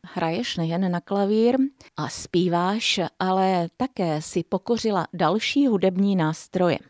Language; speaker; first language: Czech; native; Czech